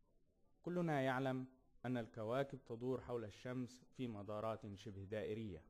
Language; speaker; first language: Arabic; native; Arabic